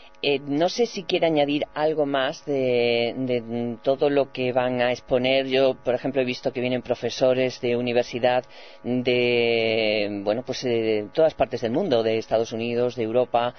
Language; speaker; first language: Spanish; native; Spanish